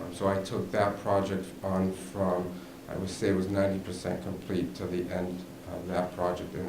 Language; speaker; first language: English; native; English